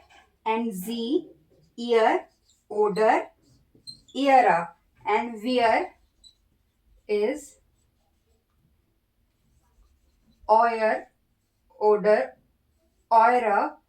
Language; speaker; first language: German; non-native, learner; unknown